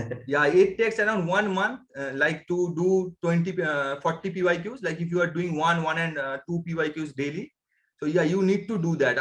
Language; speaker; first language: English; non-native, local second language; Bangla